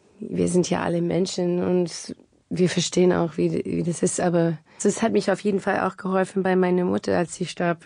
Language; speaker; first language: German; non-native, fluent; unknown